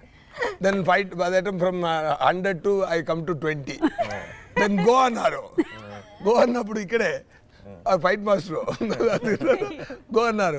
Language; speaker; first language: Telugu; non-native, fluent; Tamil